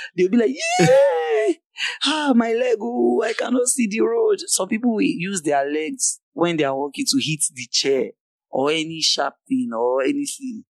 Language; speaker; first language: English; non-native, local second language; Yoruba